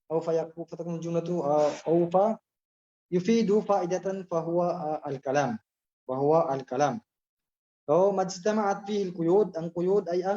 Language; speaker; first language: Arabic; non-native, fluent; Filipino